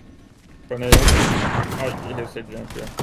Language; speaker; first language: Portuguese; native; Portuguese